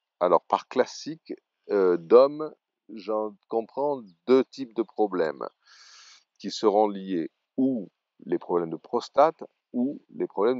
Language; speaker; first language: French; native; French